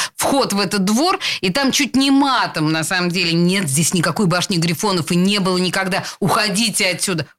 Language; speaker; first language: Russian; native; Russian